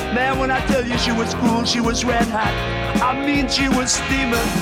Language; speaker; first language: English; native; English